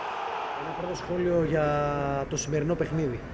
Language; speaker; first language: Greek; native; Greek